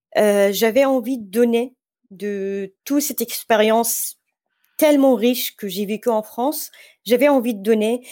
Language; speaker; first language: French; non-native, fluent; Arabic